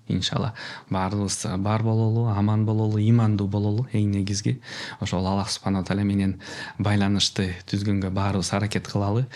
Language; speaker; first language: Kyrgyz; non-native, local second language; Russian